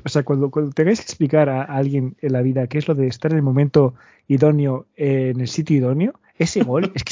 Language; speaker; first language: Spanish; native; Spanish